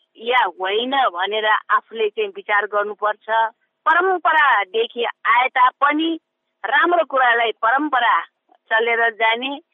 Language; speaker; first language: Nepali; non-native, local second language; Newari